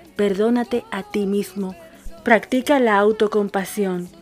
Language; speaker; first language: Spanish; native; Spanish